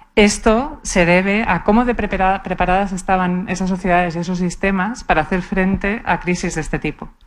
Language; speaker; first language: Spanish; native; Spanish